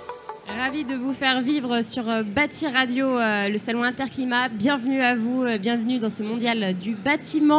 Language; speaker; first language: French; native; French